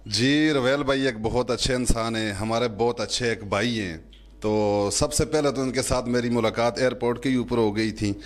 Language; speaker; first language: Urdu; non-native, local second language; Gujari